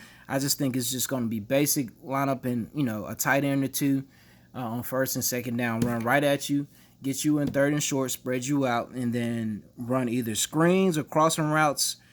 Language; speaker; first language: English; native; English